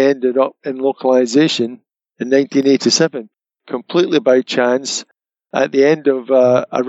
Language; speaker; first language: English; native; English